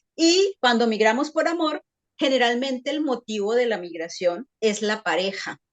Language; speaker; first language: Spanish; native; Spanish